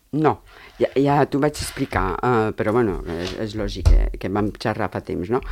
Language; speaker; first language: Catalan; early bilingual, heritage; Catalan